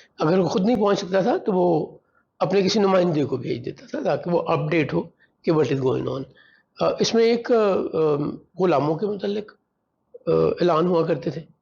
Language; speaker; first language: Urdu; non-native, local second language; Punjabi